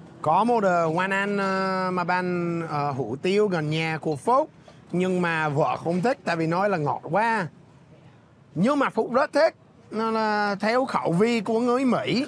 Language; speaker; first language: Vietnamese; non-native, fluent; English